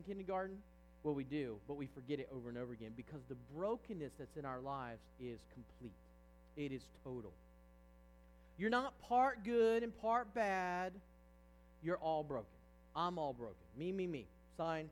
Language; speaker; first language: English; native; English